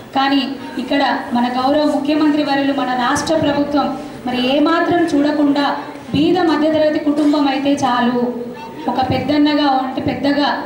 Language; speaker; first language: Telugu; native; Telugu